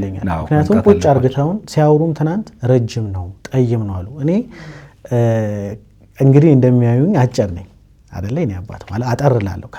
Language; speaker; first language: Amharic; native; Amharic